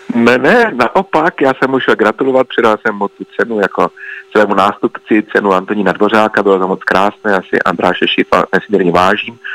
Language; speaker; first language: Czech; native; Czech